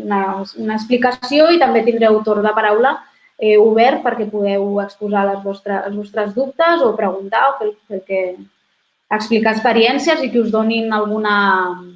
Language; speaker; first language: Catalan; native; Catalan